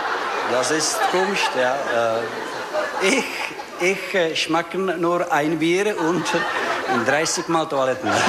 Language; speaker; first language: German; non-native, learner; Czech